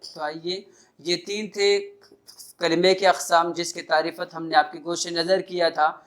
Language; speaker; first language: Urdu; native; Urdu